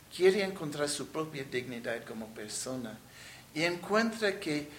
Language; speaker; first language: Spanish; non-native, fluent; English